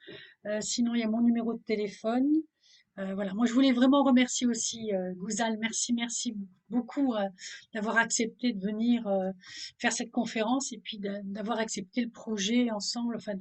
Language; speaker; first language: French; native; French